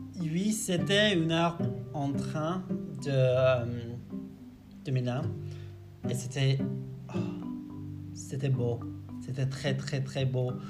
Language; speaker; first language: French; non-native, learner; English